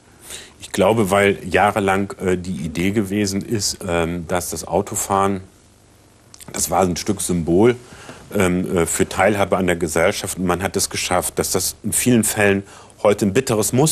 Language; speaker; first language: German; native; German